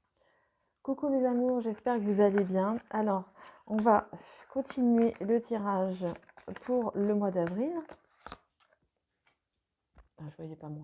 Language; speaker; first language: French; native; French